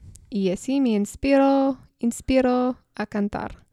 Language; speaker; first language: Spanish; non-native, learner; English